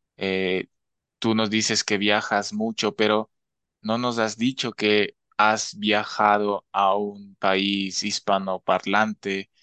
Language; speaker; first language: Spanish; native; Spanish